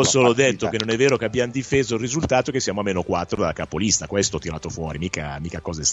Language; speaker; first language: Italian; native; Italian